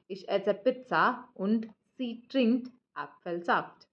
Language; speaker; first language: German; non-native, learner; Malayalam